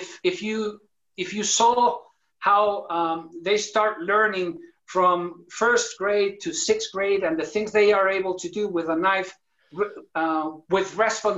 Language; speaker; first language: English; non-native, fluent; Spanish